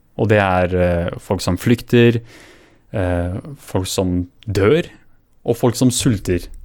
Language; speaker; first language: Norwegian; early bilingual, other home language; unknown